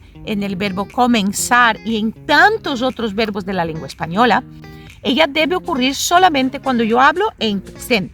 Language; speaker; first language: Spanish; non-native, fluent; Portuguese